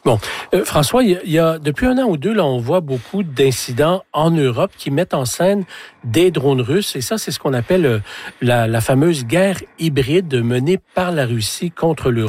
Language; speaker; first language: French; native; French